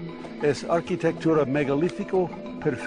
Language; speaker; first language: Spanish; non-native, learner; English